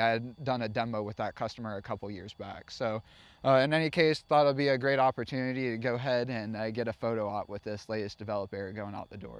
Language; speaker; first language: English; native; English